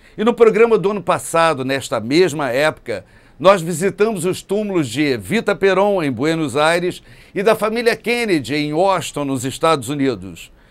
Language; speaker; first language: Portuguese; native; Portuguese